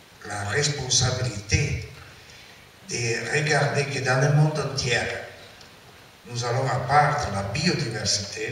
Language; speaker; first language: French; non-native, learner; Italian